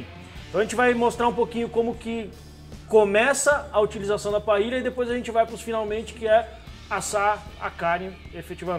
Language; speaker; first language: Portuguese; native; Portuguese